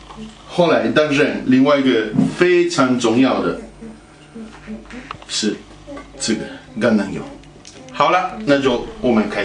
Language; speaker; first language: Chinese; non-native, fluent; Italian